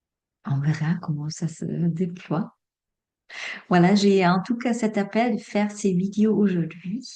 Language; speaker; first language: French; non-native, fluent; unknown